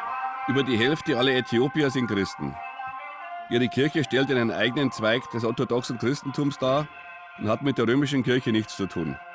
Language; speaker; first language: German; native; German